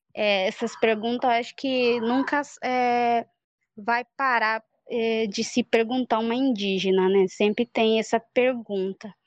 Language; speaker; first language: Portuguese; non-native, local second language; Guarani